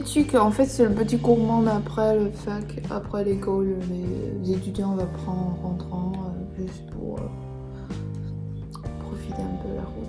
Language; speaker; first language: French; non-native, learner; Chinese